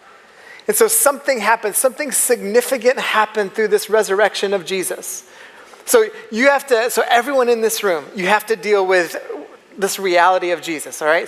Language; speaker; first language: English; native; English